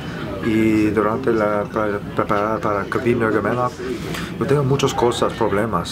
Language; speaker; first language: Spanish; non-native, learner; English